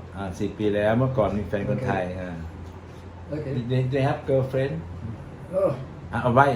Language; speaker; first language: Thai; native; Thai